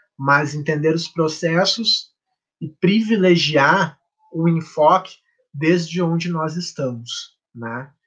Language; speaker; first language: Portuguese; native; Portuguese